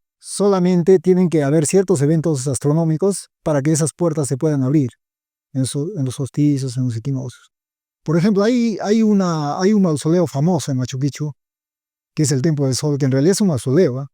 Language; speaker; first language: Spanish; native; Spanish